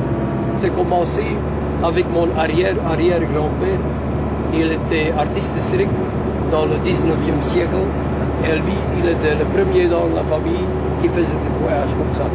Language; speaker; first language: French; non-native, local second language; Dutch